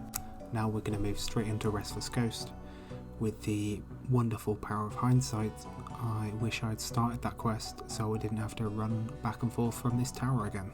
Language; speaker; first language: English; native; English